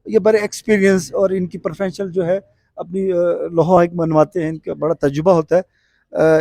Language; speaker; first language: Hindi; non-native, local second language; Balti